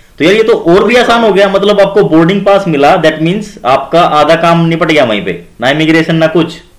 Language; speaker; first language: Hindi; native; Hindi